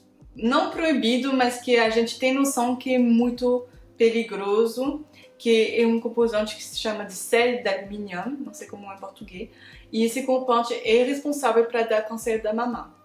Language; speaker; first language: Portuguese; non-native, fluent; French